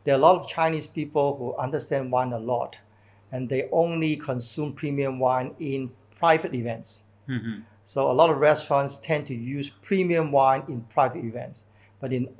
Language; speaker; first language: English; non-native, local second language; Cantonese